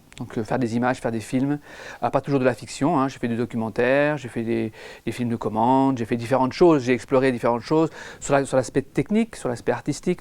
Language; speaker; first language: French; native; French